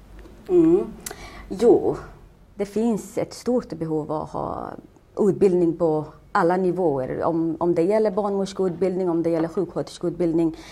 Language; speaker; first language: Swedish; non-native, fluent; Somali